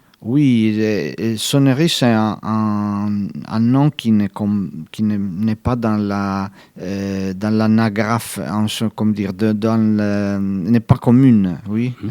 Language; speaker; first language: French; non-native, fluent; Italian